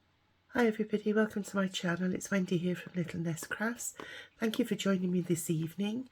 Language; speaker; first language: English; native; English